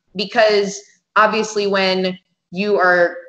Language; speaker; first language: English; native; English